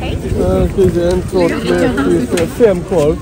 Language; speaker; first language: Swedish; early bilingual, other home language; Persian